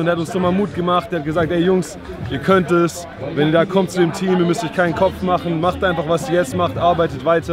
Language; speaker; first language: German; native; German